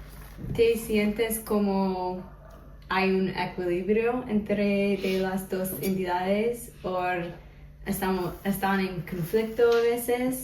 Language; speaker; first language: Spanish; non-native, fluent; English